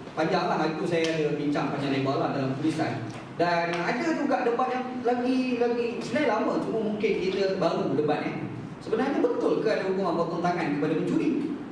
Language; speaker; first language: Malay; native; Malay